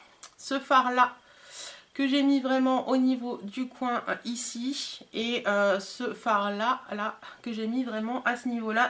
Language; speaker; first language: French; native; French